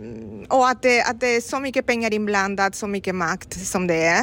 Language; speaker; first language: Swedish; non-native, fluent; Spanish